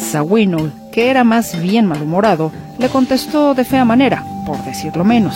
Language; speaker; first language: Spanish; native; Spanish